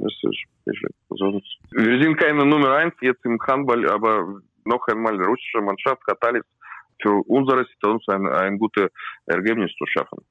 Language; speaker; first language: German; non-native, learner; Russian